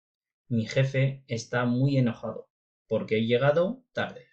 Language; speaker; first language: Spanish; non-native, fluent; Urdu